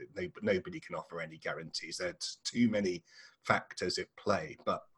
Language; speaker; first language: English; native; English